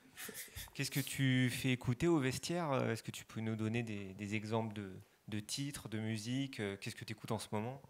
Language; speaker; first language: French; native; French